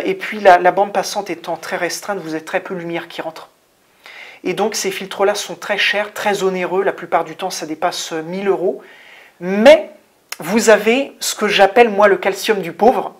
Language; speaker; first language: French; native; French